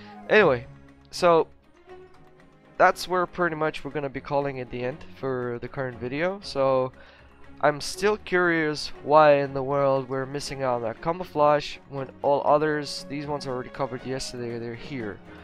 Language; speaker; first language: English; non-native, fluent; Russian